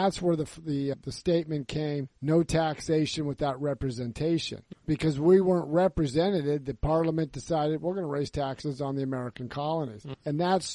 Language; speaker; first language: English; native; English